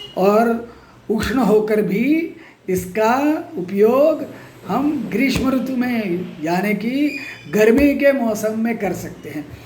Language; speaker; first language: Hindi; non-native, local second language; Marathi